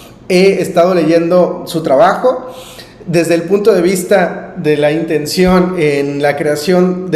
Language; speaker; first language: Spanish; native; Spanish